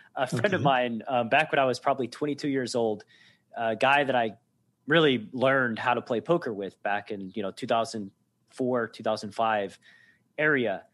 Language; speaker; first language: English; native; English